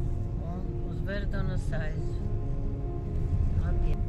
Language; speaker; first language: Latvian; non-native, local second language; Russian